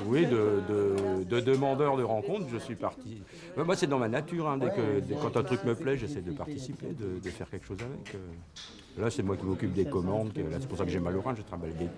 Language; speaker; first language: French; native; French